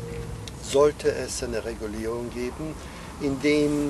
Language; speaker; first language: German; non-native, fluent; English